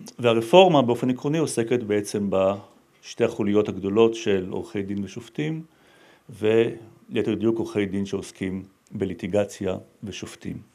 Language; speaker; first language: Hebrew; native; Hebrew